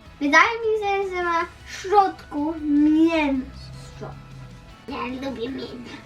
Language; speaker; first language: Polish; early bilingual, heritage; Polish